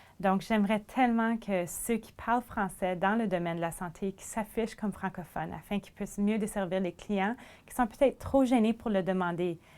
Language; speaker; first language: French; native; French